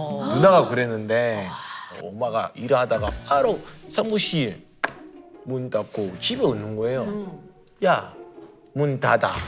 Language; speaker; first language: Korean; non-native, fluent; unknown